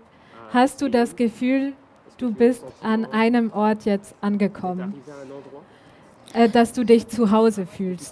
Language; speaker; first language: German; native; German